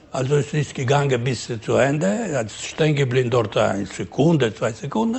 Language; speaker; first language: German; non-native, learner; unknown